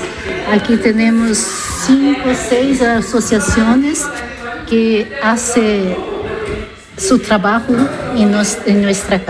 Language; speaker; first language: Spanish; non-native, learner; French